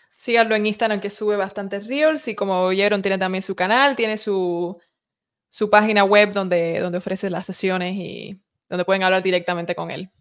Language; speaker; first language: Spanish; early bilingual, heritage; Spanish